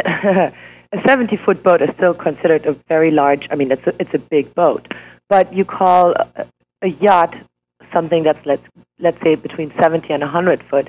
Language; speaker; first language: English; non-native, fluent; German